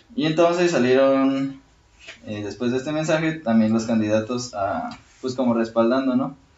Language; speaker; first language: Spanish; native; Spanish